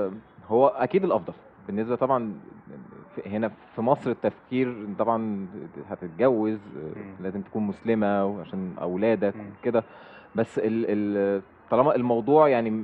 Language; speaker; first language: Arabic; native; Arabic